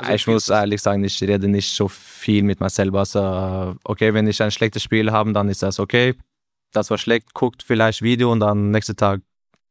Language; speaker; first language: German; non-native, learner; Norwegian